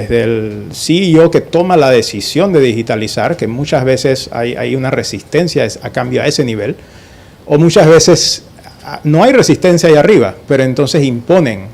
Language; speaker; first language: Spanish; native; Spanish